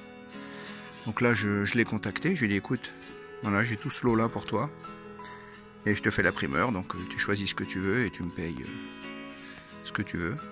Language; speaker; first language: French; native; French